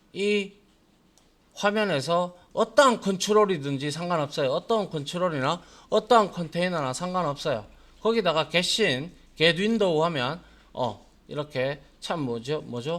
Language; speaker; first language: Korean; native; Korean